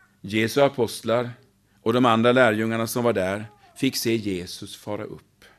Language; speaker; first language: Swedish; native; Swedish